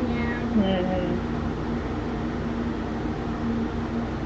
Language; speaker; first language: English; native; English